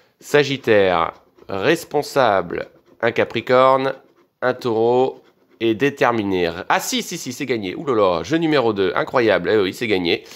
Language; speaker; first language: French; native; French